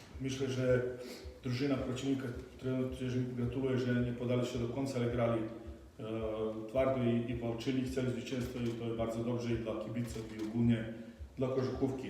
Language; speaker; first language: Polish; non-native, learner; Croatian